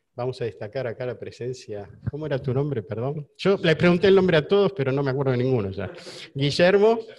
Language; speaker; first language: Spanish; native; Spanish